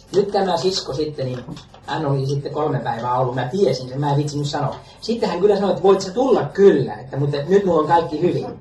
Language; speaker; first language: Finnish; native; Finnish